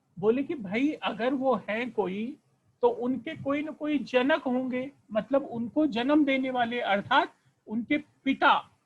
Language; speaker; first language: Hindi; non-native, local second language; Marathi